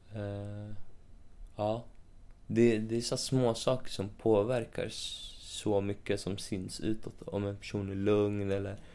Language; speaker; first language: Swedish; native; Swedish